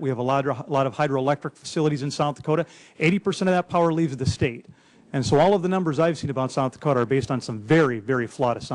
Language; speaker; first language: English; native; English